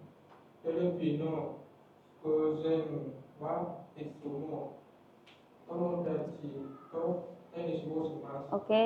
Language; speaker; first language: Japanese; non-native, learner; Indonesian